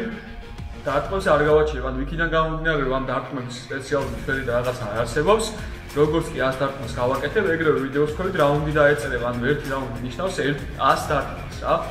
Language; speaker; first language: Georgian; native; Georgian